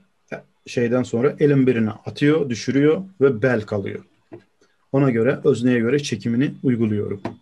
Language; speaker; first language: Turkish; native; Turkish